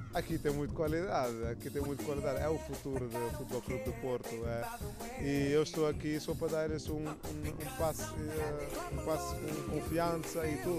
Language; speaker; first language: Portuguese; non-native, learner; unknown